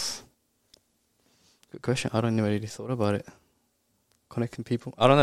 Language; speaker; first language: English; non-native, fluent; Japanese